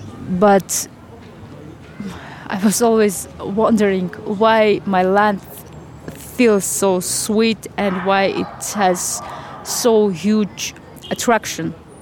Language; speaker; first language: English; non-native, fluent; Armenian